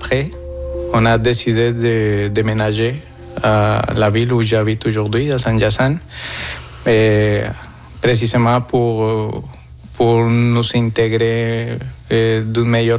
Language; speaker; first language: French; non-native, fluent; Spanish